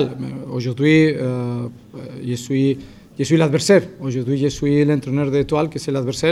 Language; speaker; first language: French; non-native, fluent; Spanish